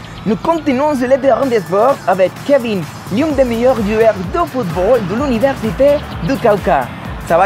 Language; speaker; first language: French; non-native, learner; Spanish